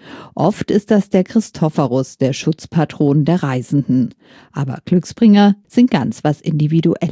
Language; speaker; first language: German; native; German